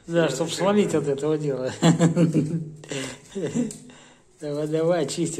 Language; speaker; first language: Russian; native; Russian